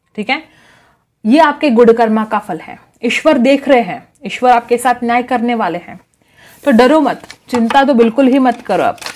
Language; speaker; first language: Hindi; non-native, local second language; Marathi